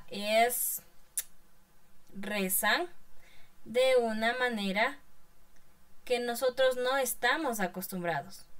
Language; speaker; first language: Spanish; non-native, fluent; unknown